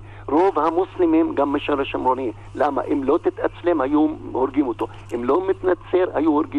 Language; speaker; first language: Hebrew; non-native, local second language; Arabic